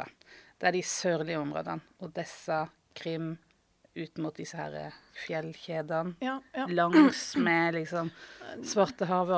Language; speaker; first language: Norwegian; native; Norwegian